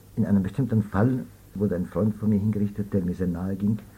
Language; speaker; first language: German; non-native, fluent; Persian